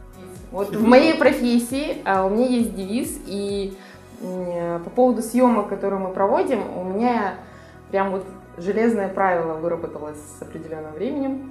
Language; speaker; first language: Russian; native; Russian